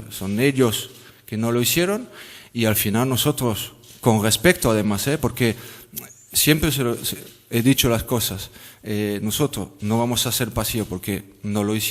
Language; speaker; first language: Spanish; non-native, fluent; French